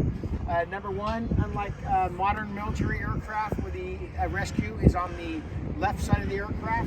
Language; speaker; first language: English; native; English